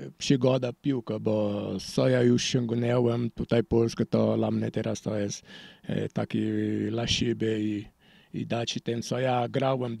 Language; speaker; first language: Polish; non-native, learner; Portuguese